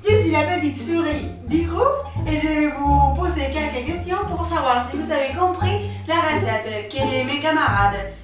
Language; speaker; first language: French; non-native, learner; Spanish